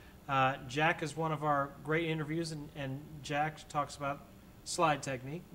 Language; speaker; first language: English; native; English